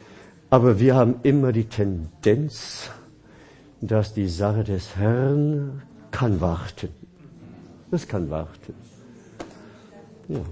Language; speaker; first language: German; non-native, fluent; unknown